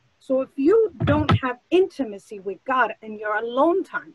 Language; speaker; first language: English; early bilingual, other home language; Spanish